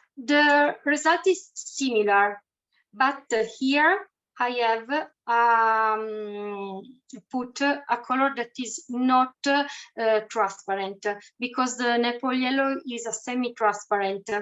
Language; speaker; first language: English; non-native, fluent; Italian